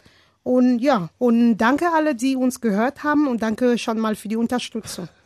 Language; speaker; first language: German; non-native, learner; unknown